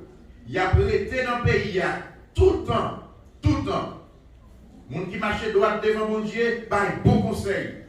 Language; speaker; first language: French; non-native, local second language; Haitian Creole